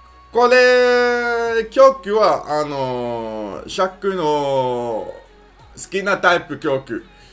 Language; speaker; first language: Japanese; non-native, learner; English